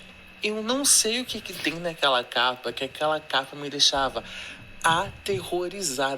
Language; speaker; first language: Portuguese; native; Portuguese